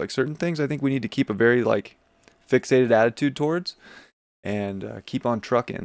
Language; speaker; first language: English; native; English